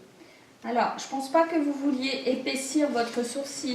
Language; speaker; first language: French; native; French